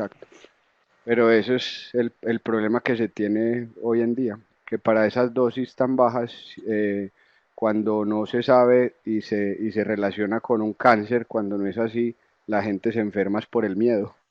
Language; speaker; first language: Spanish; native; Spanish